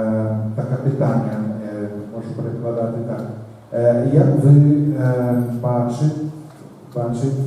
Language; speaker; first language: Ukrainian; non-native, learner; Portuguese